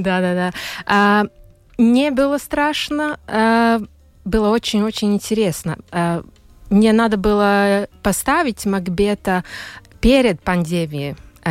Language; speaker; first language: Russian; non-native, local second language; Latvian